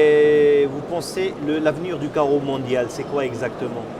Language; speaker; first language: French; non-native, local second language; Arabic